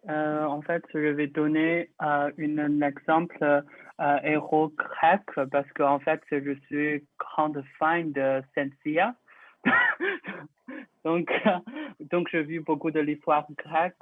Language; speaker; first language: French; non-native, learner; Chinese